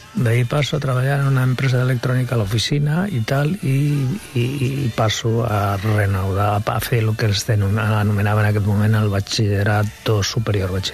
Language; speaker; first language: Catalan; non-native, local second language; Spanish